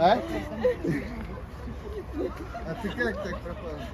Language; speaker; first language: Russian; native; Russian